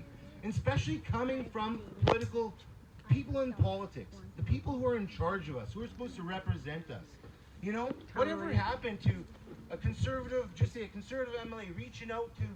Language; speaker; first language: English; early bilingual, other home language; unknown